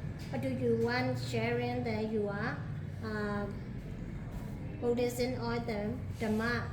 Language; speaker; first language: English; non-native, learner; Burmese